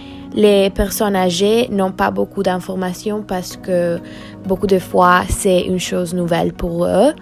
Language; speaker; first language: French; non-native, fluent; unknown